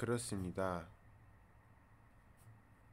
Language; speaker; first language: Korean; non-native, learner; English